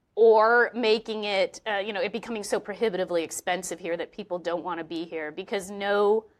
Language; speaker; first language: English; native; English